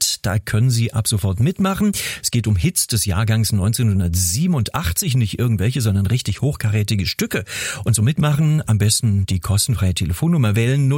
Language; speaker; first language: German; native; German